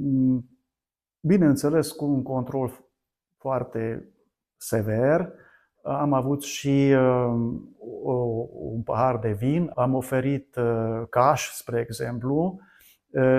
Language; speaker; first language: Romanian; non-native, local second language; Hungarian